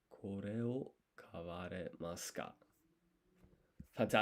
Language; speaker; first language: Japanese; non-native, learner; English